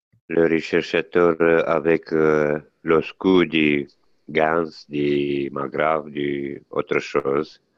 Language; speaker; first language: French; non-native, learner; Italian